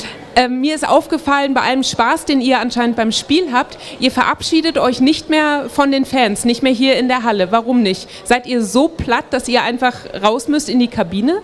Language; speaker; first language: German; native; German